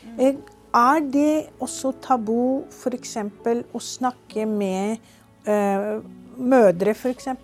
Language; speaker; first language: Norwegian; non-native, fluent; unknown